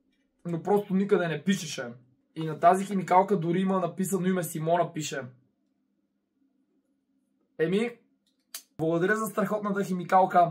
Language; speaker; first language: Bulgarian; native; Bulgarian